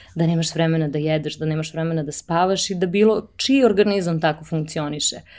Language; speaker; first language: Serbian; native; Serbian